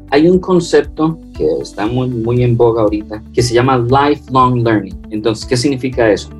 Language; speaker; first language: Spanish; non-native, fluent; French